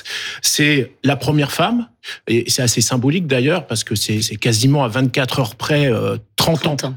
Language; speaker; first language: French; native; French